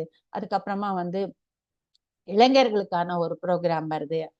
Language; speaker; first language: Tamil; native; Tamil